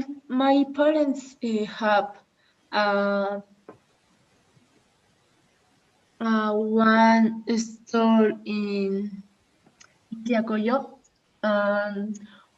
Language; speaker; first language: English; non-native, learner; Spanish